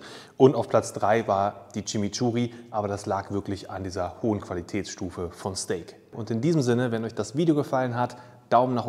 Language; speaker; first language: German; native; German